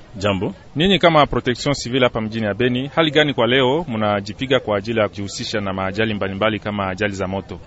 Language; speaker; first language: Swahili; non-native, local second language; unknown